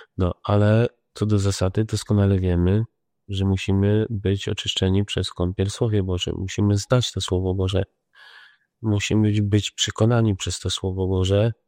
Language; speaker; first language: Polish; native; Polish